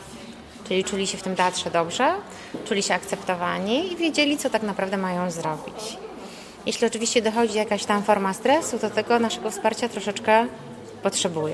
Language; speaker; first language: Polish; native; Polish